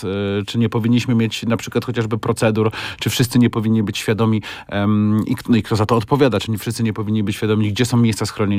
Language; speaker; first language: Polish; native; Polish